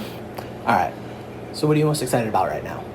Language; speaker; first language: English; native; English